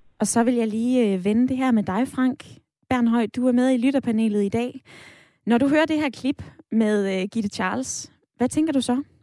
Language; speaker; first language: Danish; native; Danish